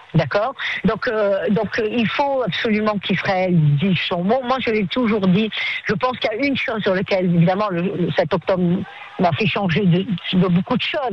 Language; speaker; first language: French; native; French